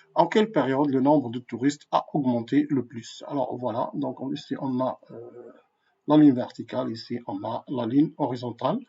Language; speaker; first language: French; non-native, local second language; Arabic